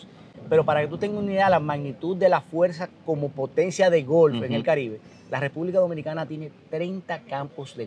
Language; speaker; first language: Spanish; native; Spanish